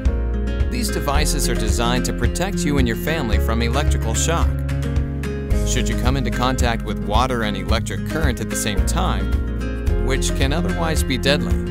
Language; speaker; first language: English; native; English